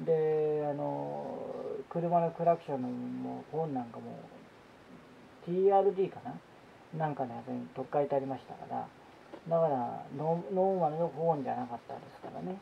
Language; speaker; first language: Japanese; native; Japanese